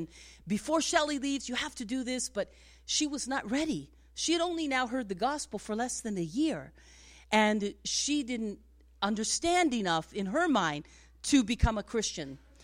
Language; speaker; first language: English; native; English